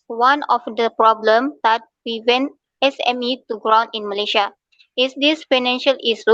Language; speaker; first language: English; non-native, local second language; Malay